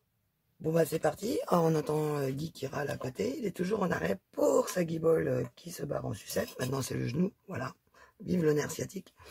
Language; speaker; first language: French; native; French